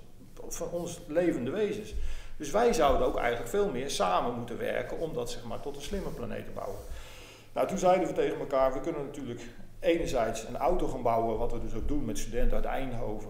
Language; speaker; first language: Dutch; native; Dutch